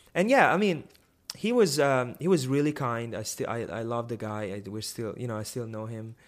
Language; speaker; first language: English; non-native, fluent; Italian